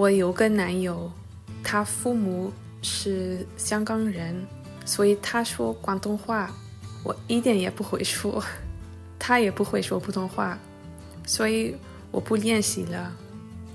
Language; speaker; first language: Chinese; non-native, fluent; Dutch